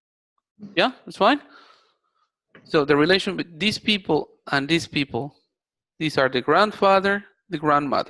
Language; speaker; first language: English; non-native, fluent; Spanish